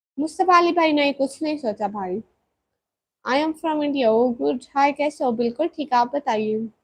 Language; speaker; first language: Urdu; non-native, local second language; Punjabi